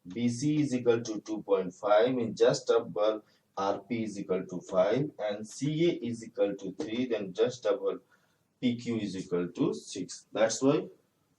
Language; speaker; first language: English; non-native, local second language; Hindi